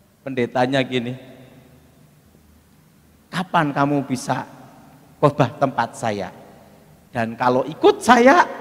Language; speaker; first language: Indonesian; native; Indonesian